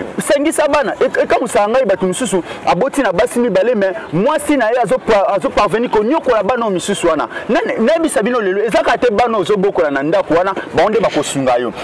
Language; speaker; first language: Lingala; native; Lingala